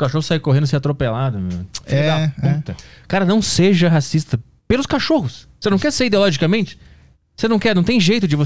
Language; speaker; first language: Portuguese; native; Portuguese